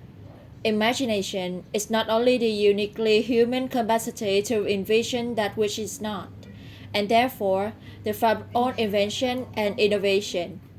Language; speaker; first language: English; non-native, learner; Vietnamese